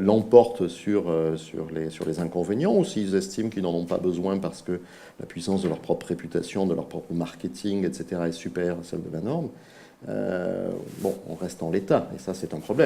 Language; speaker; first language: French; native; French